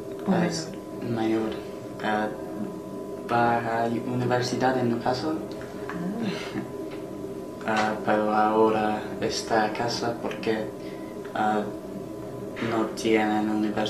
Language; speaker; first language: Spanish; non-native, learner; English